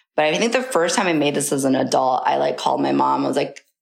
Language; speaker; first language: English; early bilingual, other home language; Chinese